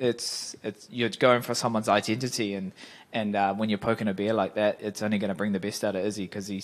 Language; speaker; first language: English; native; English